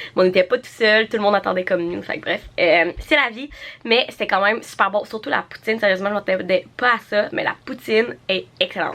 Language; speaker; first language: French; native; French